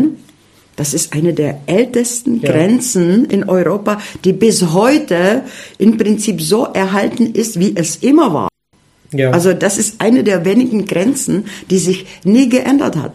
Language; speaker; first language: German; early bilingual, heritage; Czech